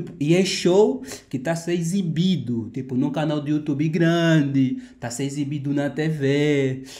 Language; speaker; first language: Portuguese; native; Portuguese